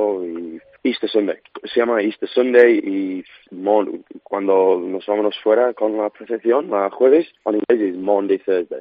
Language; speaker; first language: Spanish; non-native, learner; English